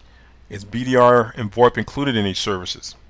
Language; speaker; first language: English; native; English